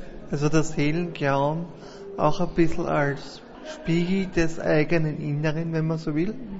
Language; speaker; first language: German; native; German